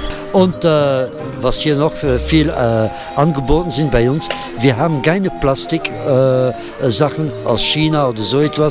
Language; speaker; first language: German; non-native, fluent; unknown